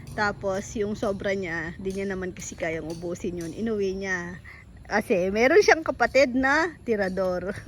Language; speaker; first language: Filipino; native; Filipino